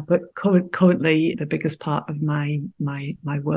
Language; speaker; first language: English; native; English